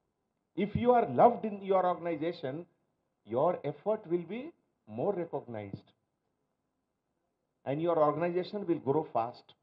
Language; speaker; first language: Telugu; non-native, local second language; Hindi